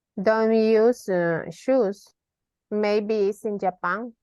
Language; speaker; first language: English; non-native, learner; Spanish